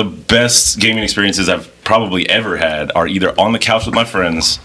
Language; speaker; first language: English; native; English